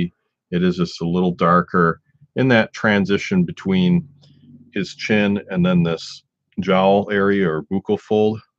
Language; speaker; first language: English; native; English